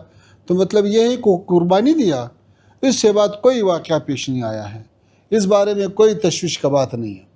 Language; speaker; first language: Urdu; non-native, fluent; Pashto